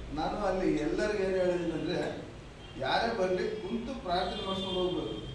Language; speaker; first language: Kannada; non-native, local second language; Telugu